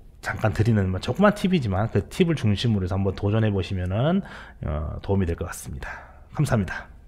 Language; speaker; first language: Korean; native; Korean